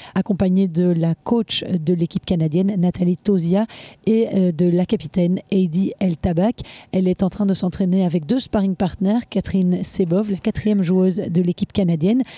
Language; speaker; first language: French; native; French